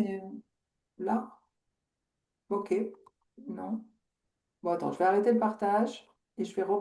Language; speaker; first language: French; native; French